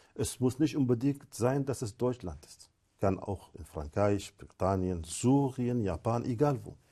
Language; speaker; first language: German; non-native, fluent; Arabic